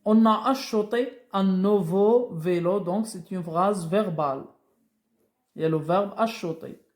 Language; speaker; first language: French; non-native, local second language; Arabic